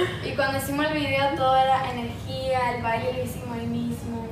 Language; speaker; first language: Spanish; early bilingual, heritage; Spanish